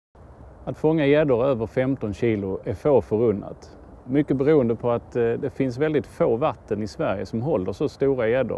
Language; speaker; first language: Swedish; native; Swedish